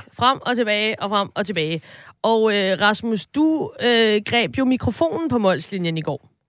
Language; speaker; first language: Danish; native; Danish